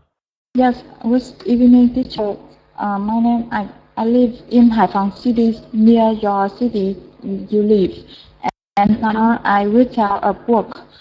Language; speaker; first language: English; non-native, learner; Vietnamese